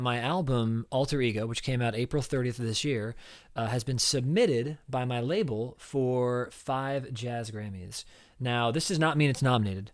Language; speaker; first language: English; native; English